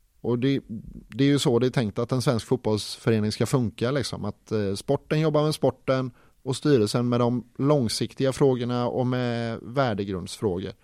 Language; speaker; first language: Swedish; native; Swedish